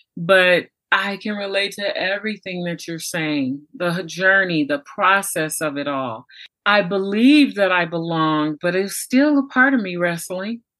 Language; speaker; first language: English; native; English